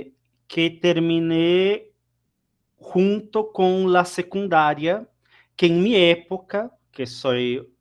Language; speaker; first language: Spanish; non-native, fluent; Portuguese